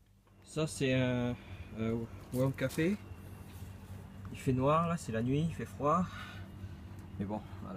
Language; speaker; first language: French; native; French